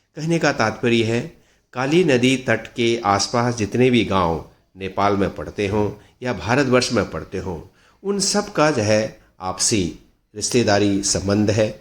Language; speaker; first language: Hindi; non-native, local second language; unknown